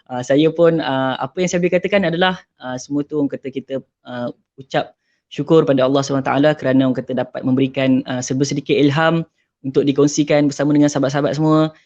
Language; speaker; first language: Malay; native; Malay